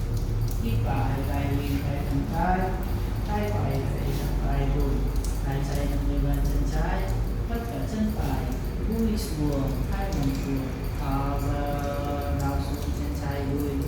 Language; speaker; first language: Vietnamese; non-native, fluent; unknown